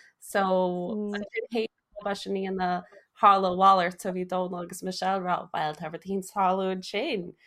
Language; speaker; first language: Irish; native; Irish